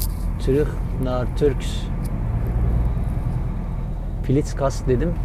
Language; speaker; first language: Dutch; non-native, fluent; Turkish